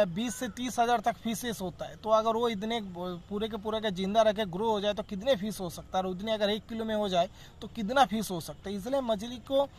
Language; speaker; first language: Hindi; non-native, local second language; Bangla